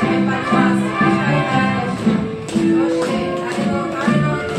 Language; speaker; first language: Japanese; non-native, learner; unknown